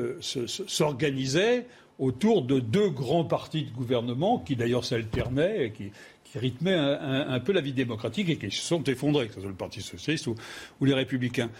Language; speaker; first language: French; native; French